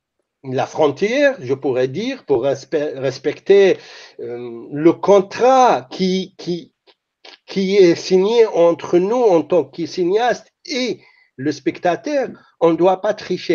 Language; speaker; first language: French; non-native, fluent; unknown